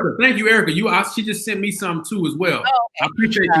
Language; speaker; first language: English; native; English